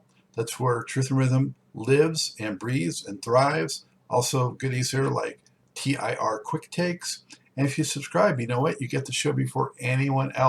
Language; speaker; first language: English; native; English